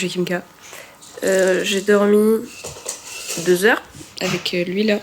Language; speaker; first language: French; native; French